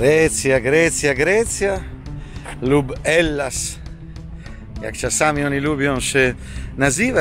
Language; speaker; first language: Polish; non-native, fluent; Italian